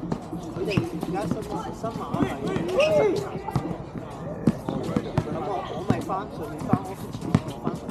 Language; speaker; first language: Cantonese; native; Cantonese